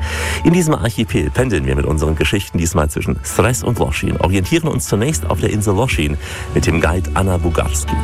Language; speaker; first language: German; native; German